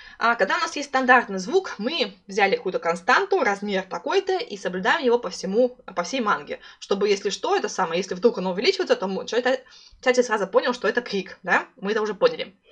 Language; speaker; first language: Russian; native; Russian